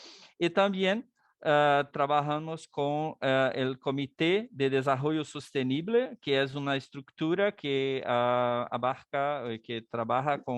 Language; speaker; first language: Spanish; non-native, learner; Portuguese